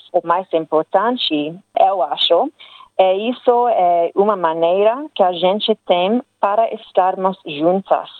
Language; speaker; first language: Portuguese; non-native, learner; English